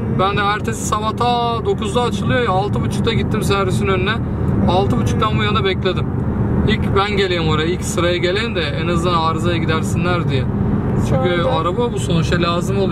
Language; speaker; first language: Turkish; native; Turkish